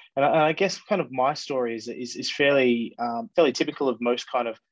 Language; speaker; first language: English; native; English